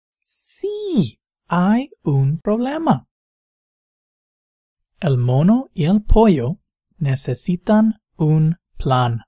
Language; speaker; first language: Spanish; non-native, fluent; English